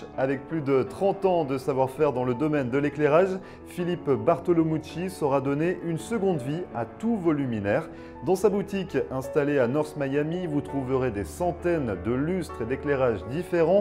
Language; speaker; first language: French; native; French